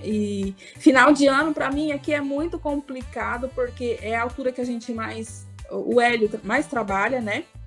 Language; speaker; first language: Portuguese; native; Portuguese